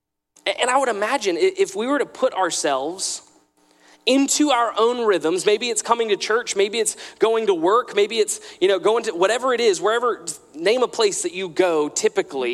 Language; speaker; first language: English; native; English